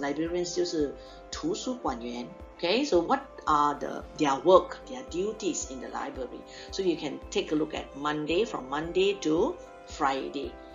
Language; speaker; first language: English; non-native, local second language; Chinese